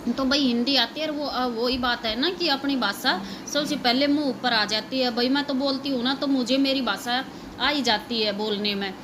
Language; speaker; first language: Hindi; native; Hindi